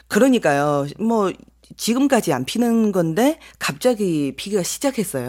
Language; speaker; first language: Korean; non-native, fluent; Chinese